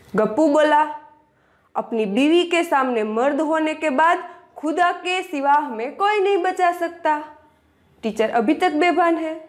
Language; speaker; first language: Hindi; non-native, local second language; Gujarati